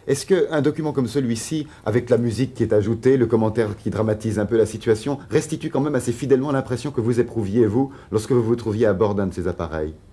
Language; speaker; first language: French; native; French